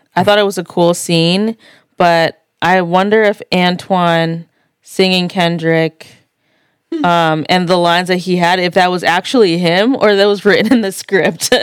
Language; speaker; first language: English; native; English